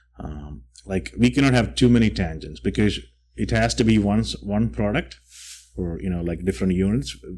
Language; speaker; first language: English; non-native, local second language; Malayalam